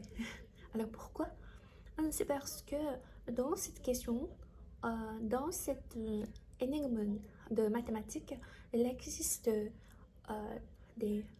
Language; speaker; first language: French; non-native, learner; Chinese